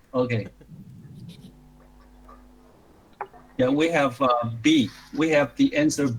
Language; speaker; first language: English; non-native, learner; Chinese